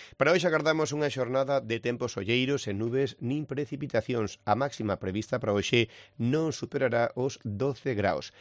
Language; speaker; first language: Galician; native; Galician